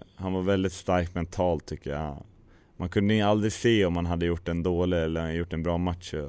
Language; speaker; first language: Swedish; native; Swedish